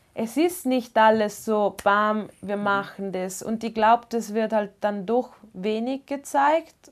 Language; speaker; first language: German; non-native, fluent; Ladin